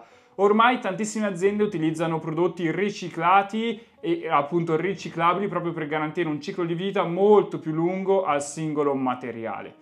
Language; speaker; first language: Italian; native; Italian